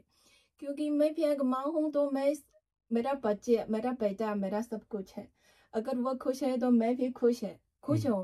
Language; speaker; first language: Hindi; non-native, learner; Chinese